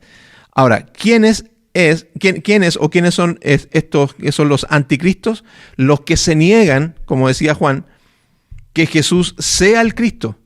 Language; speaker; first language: Spanish; native; Spanish